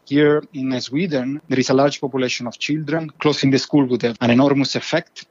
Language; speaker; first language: English; non-native, fluent; Italian